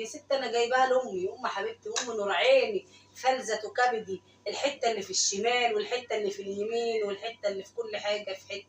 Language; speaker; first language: Arabic; native; Arabic